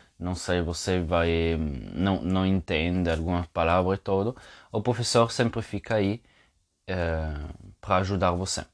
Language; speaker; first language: Portuguese; non-native, fluent; Italian